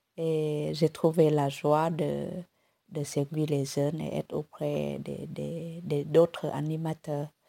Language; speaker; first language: French; non-native, fluent; Vietnamese